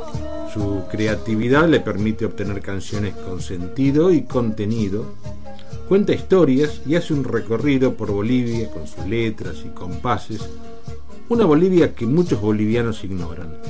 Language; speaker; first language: Spanish; native; Spanish